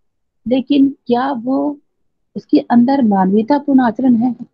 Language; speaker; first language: Hindi; native; Hindi